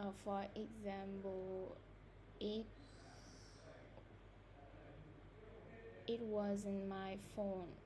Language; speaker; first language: English; non-native, learner; Vietnamese